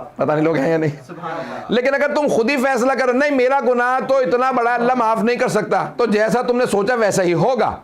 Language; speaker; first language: Urdu; native; Urdu